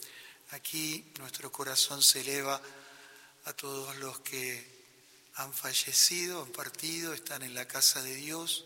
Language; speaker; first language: Spanish; native; Spanish